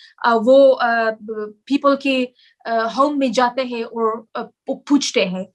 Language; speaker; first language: Hindi; non-native, learner; Persian